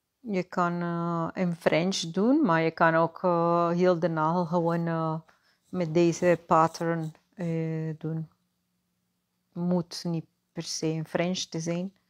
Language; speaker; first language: Dutch; non-native, fluent; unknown